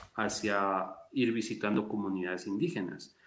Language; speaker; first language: Spanish; native; Spanish